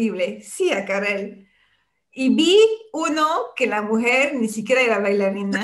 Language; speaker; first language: Spanish; non-native, fluent; French